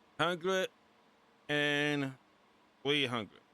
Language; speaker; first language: English; native; English